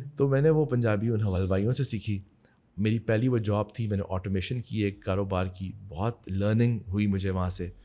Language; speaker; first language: Urdu; native; Urdu